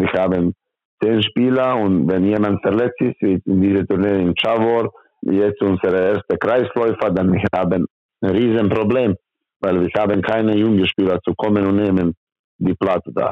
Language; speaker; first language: German; non-native, learner; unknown